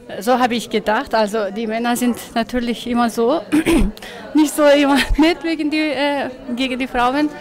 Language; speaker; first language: German; non-native, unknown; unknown